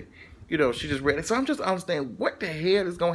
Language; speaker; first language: English; native; English